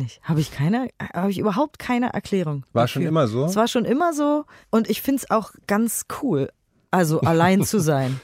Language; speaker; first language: German; native; German